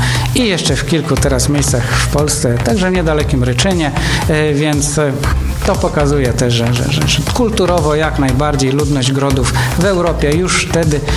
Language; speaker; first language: Polish; native; Polish